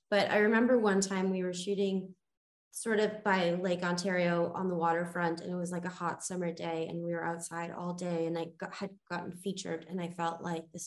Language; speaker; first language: English; native; English